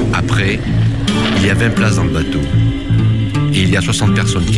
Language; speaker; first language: French; non-native, learner; Arabic